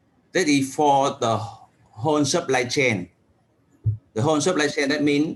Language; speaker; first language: English; non-native, learner; Vietnamese